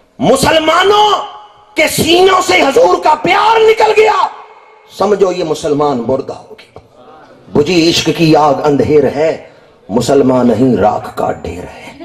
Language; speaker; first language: Urdu; non-native, local second language; Punjabi